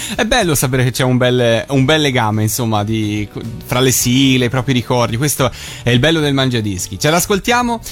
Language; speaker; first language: Italian; native; Italian